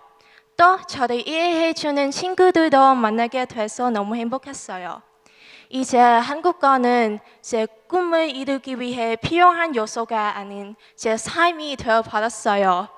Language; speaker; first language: Korean; non-native, learner; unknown